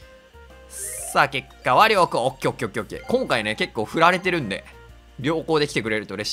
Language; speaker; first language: Japanese; native; Japanese